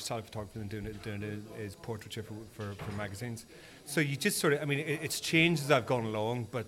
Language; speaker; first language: English; native; English